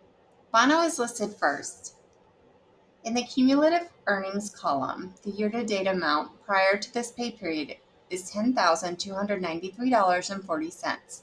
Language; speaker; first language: English; native; English